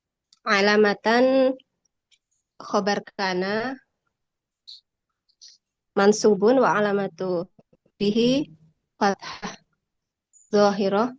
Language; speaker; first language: Arabic; non-native, learner; Indonesian